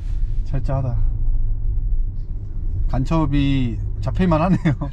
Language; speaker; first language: Korean; native; Korean